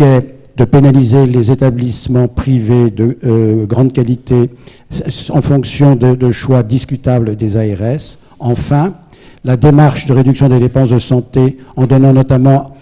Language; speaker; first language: French; native; French